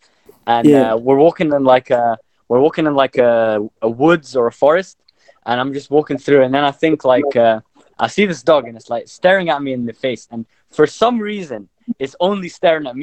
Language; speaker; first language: English; native; English